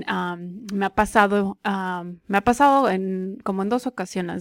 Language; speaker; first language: Spanish; early bilingual, heritage; Spanish